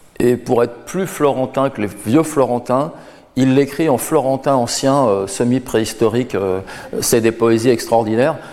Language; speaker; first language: French; native; French